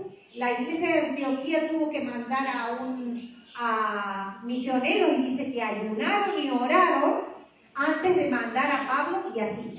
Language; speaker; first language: Spanish; native; Spanish